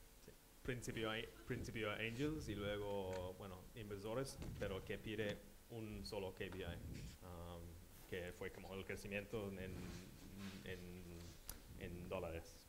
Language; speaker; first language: Spanish; non-native, fluent; English